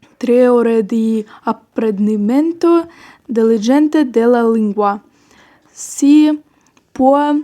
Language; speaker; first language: Italian; non-native, learner; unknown